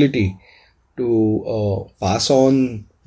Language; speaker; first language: English; non-native, local second language; Marathi